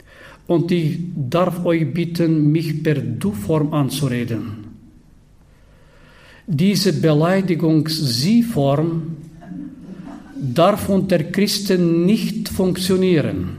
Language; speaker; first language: German; non-native, fluent; Bulgarian